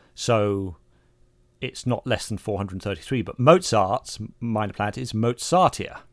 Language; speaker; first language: English; native; English